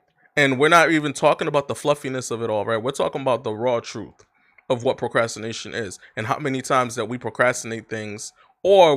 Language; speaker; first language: English; native; English